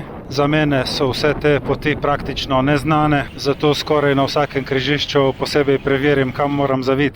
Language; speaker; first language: Slovenian; native; Slovenian